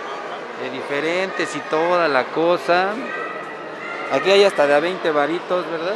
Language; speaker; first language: Spanish; native; Spanish